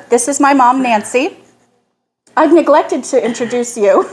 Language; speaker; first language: English; native; English